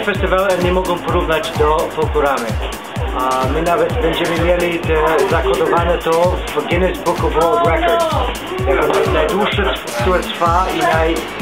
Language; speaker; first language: Polish; early bilingual, heritage; Polish